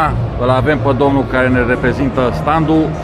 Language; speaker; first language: Romanian; native; Romanian